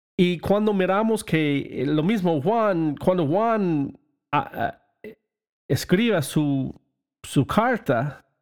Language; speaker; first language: Spanish; non-native, learner; English